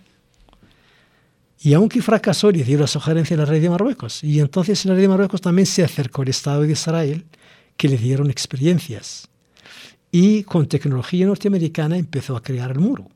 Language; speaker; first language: Spanish; non-native, local second language; Arabic